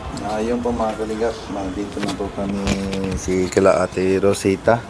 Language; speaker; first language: Filipino; non-native, learner; Hindi